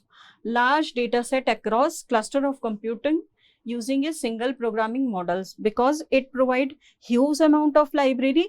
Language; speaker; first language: English; non-native, local second language; Hindi